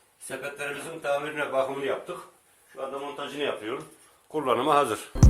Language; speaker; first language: Turkish; native; Turkish